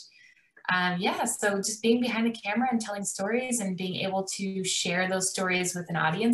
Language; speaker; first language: English; native; English